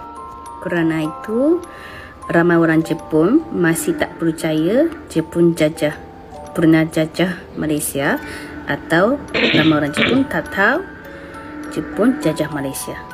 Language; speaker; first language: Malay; non-native, fluent; Japanese